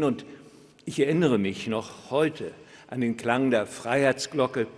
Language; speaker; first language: German; native; German